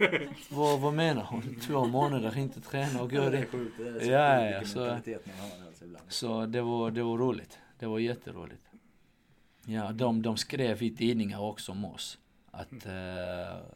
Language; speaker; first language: Swedish; non-native, fluent; Russian